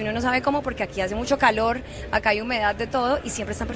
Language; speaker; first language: Spanish; native; Spanish